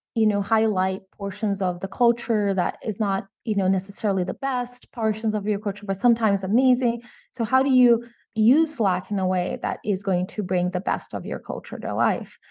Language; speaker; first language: English; non-native, fluent; Portuguese